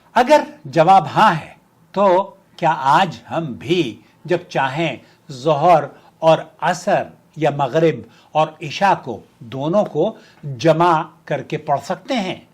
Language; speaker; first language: Urdu; native; Urdu